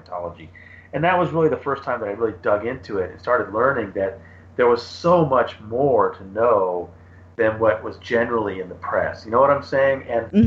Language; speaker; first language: English; native; English